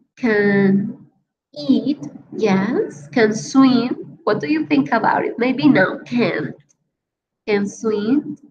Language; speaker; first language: English; non-native, fluent; Spanish